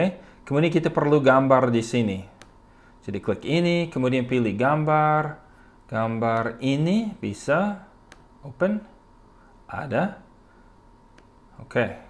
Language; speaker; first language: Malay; non-native, fluent; English